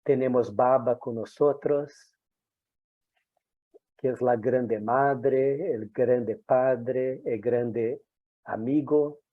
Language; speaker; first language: Spanish; non-native, fluent; Portuguese